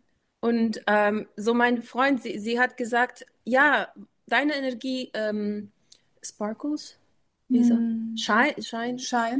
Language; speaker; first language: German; non-native, learner; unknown